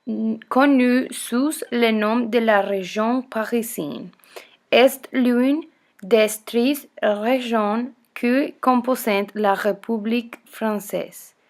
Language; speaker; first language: French; non-native, learner; Spanish